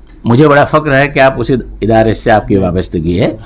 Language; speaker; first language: Hindi; native; Hindi